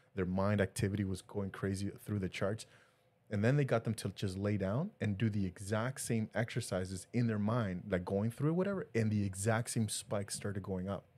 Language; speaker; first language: English; early bilingual, other home language; Spanish